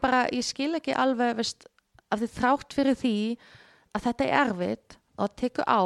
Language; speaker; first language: Icelandic; non-native, fluent; German